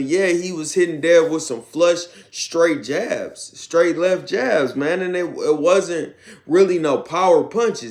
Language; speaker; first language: English; native; English